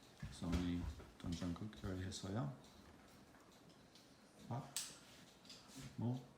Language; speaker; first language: Korean; non-native, learner; English